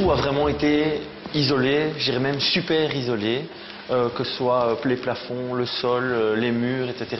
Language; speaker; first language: French; native; French